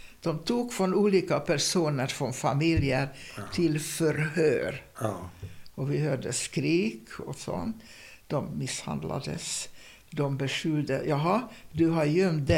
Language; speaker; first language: Swedish; non-native, fluent; Hungarian